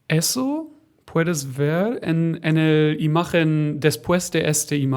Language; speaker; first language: Spanish; non-native, fluent; German